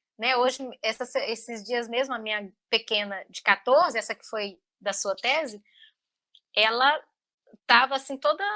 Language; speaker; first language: Portuguese; native; Portuguese